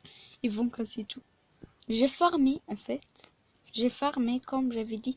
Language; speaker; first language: French; non-native, learner; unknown